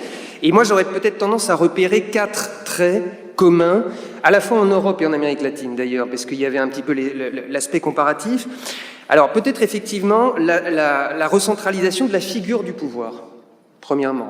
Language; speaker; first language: French; native; French